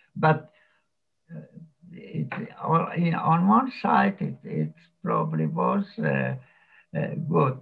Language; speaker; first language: English; non-native, fluent; Slovak